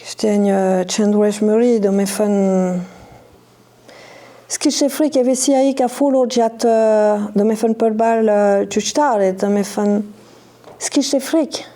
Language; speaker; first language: Albanian; non-native, fluent; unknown